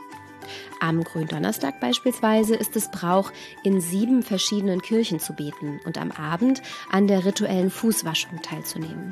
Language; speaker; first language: German; native; German